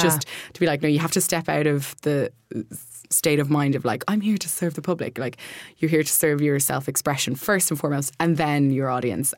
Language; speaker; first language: English; native; English